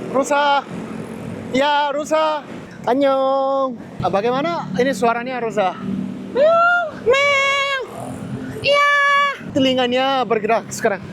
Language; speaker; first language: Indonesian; non-native, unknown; Korean